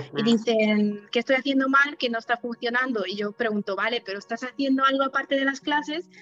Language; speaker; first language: Spanish; non-native, fluent; Polish